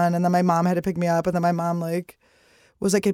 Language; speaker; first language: English; native; English